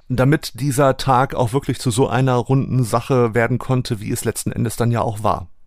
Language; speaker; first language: German; native; German